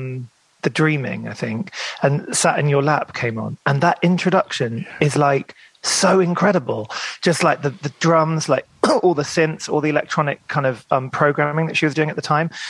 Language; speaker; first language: English; native; English